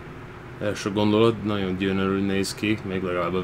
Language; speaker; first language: Hungarian; early bilingual, heritage; Hungarian